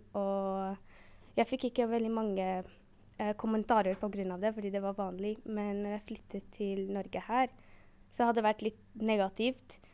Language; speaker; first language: Norwegian; early bilingual, other home language; Arabic